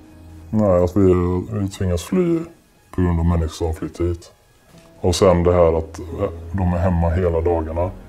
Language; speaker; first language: Swedish; native; Swedish